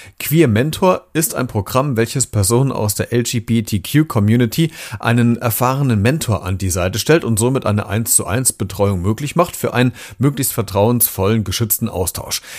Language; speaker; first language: German; native; German